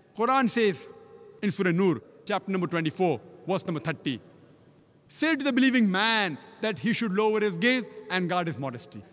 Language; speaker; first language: English; non-native, local second language; Konkani